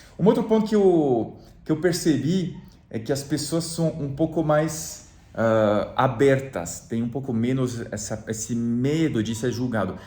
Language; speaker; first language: Portuguese; non-native, fluent; French